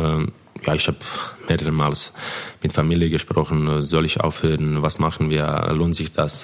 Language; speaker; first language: German; non-native, fluent; Croatian